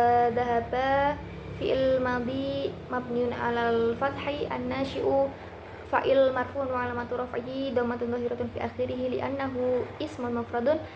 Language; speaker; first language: Arabic; non-native, learner; Indonesian